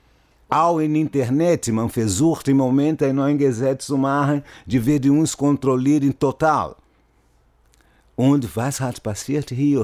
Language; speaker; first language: German; non-native, learner; Portuguese